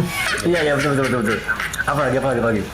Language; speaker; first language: Indonesian; native; Indonesian